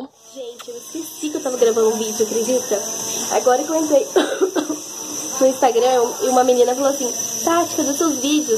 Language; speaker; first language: Portuguese; native; Portuguese